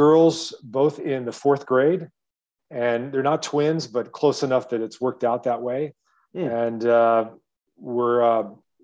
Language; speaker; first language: English; native; English